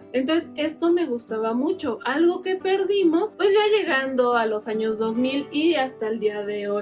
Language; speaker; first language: Spanish; native; Spanish